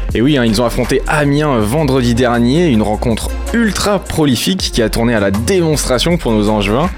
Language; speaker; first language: French; native; French